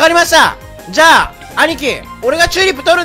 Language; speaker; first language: Japanese; native; Japanese